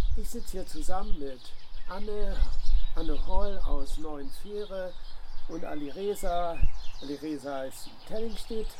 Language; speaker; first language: German; native; German